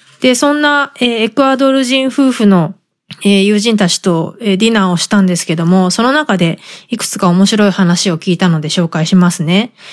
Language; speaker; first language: Japanese; native; Japanese